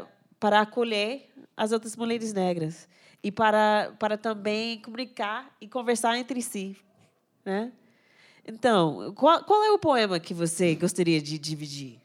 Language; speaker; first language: Portuguese; non-native, fluent; English